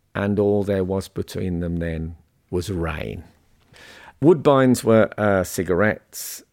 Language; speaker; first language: English; native; English